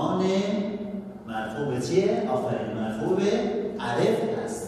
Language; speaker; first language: Persian; native; Persian